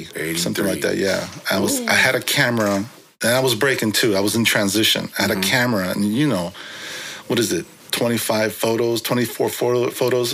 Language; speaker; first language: English; early bilingual, other home language; Korean